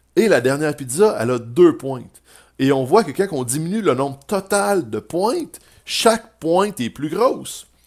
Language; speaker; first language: French; native; French